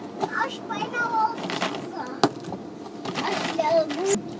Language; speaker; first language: Lithuanian; early bilingual, heritage; Lithuanian